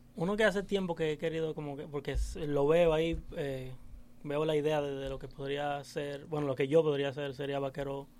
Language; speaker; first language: Spanish; early bilingual, heritage; English